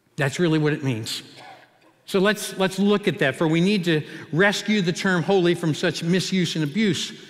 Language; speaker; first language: English; native; English